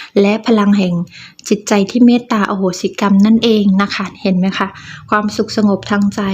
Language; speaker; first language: Thai; native; Thai